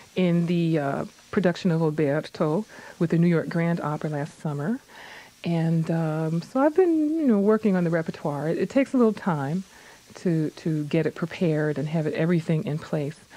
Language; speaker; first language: English; native; English